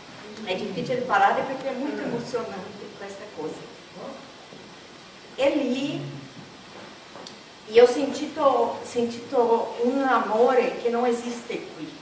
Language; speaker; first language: Italian; non-native, learner; Portuguese